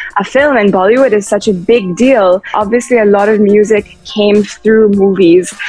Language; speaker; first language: English; early bilingual, heritage; English